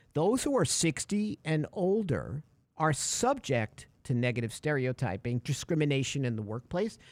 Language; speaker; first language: English; native; English